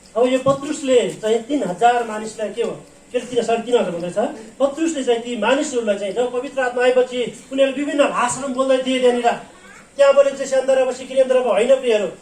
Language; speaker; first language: Nepali; non-native, local second language; Eastern Tamang